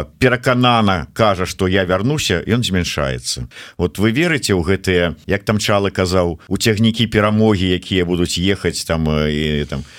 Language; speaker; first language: Belarusian; native; Belarusian